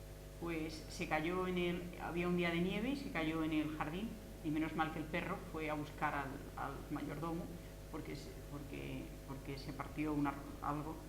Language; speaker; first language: Spanish; native; Spanish